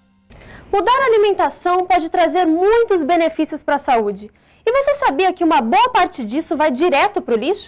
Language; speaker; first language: Portuguese; native; Portuguese